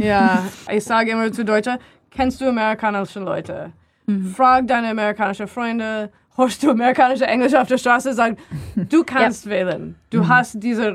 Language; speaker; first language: German; non-native, learner; English